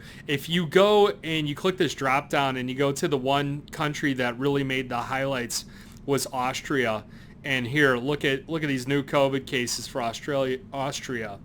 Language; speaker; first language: English; native; English